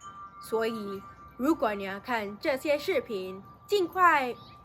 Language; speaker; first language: Chinese; non-native, fluent; Sinhala